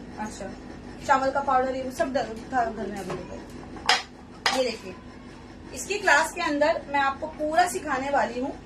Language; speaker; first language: Hindi; native; Hindi